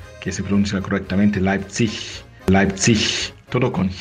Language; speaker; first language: Spanish; non-native, fluent; German